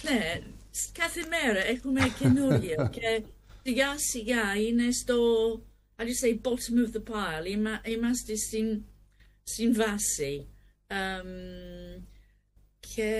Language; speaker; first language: Greek; non-native, learner; English